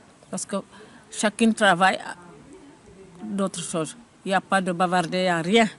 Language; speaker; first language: French; non-native, learner; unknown